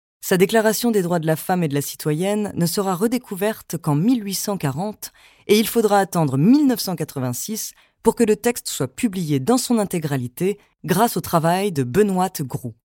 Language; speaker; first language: French; native; French